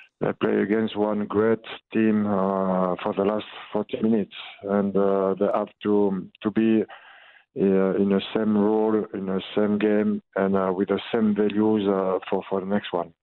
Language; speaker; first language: English; non-native, learner; French